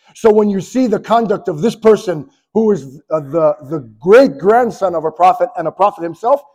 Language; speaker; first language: English; native; English